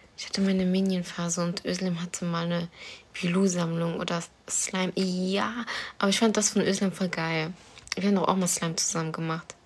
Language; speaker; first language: German; early bilingual, other home language; Persian